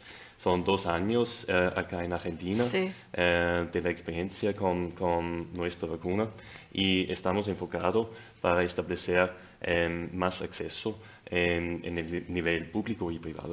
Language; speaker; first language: Spanish; non-native, fluent; German